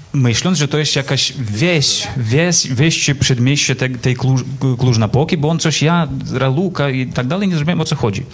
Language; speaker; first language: Polish; non-native, fluent; Ukrainian